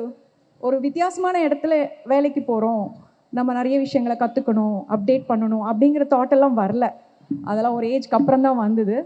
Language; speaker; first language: Tamil; native; Tamil